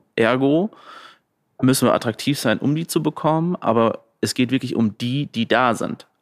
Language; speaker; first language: German; native; German